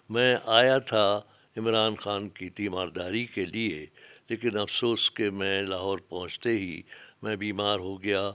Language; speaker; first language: Urdu; non-native, local second language; Sindhi